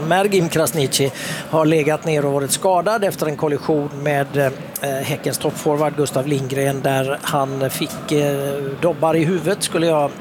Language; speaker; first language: Swedish; native; Swedish